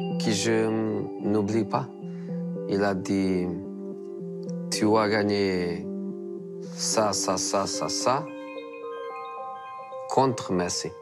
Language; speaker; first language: French; non-native, fluent; Portuguese